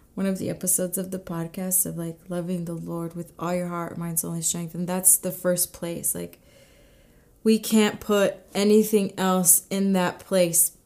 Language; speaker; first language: English; native; English